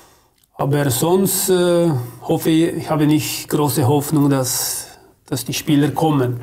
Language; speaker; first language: German; non-native, fluent; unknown